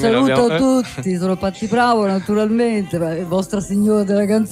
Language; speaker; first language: Italian; native; Italian